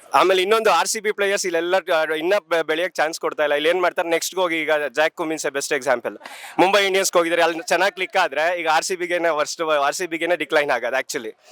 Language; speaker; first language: Kannada; native; Kannada